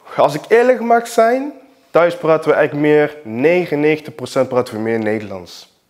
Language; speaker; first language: Dutch; early bilingual, other home language; Portuguese